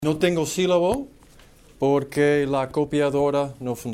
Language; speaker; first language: Spanish; non-native, fluent; English